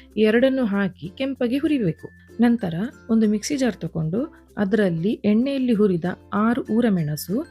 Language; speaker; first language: Kannada; non-native, local second language; Konkani